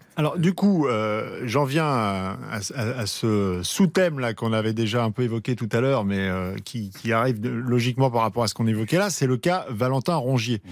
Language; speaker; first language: French; native; French